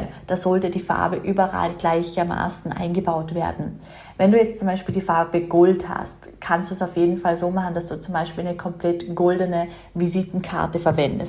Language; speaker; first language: German; native; German